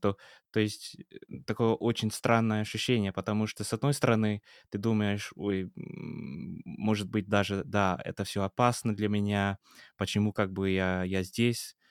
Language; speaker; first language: Russian; non-native, fluent; Italian